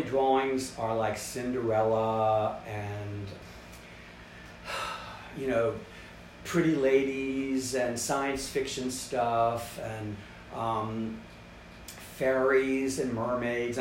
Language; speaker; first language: English; native; English